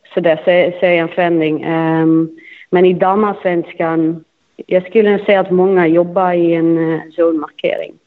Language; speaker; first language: Swedish; non-native, fluent; Dutch